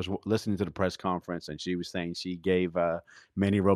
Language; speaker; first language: English; native; English